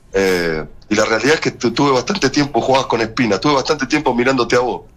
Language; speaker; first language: Spanish; native; Spanish